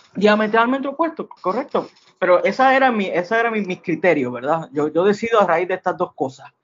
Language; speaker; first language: Spanish; native; Spanish